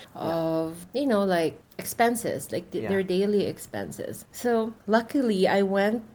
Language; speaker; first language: English; non-native, local second language; Filipino